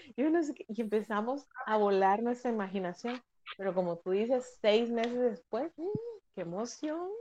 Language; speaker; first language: Spanish; native; Spanish